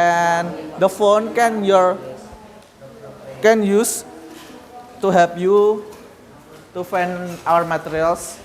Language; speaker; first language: English; non-native, learner; Indonesian